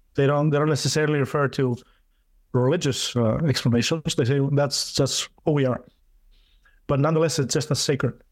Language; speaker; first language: English; non-native, fluent; Greek